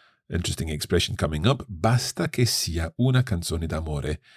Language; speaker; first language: Italian; non-native, fluent; English